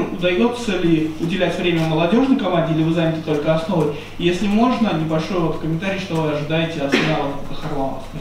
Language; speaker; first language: Russian; native; Russian